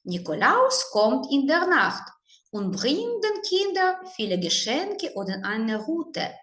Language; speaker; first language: German; non-native, fluent; Ukrainian